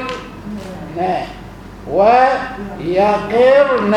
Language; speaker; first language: Arabic; native; Arabic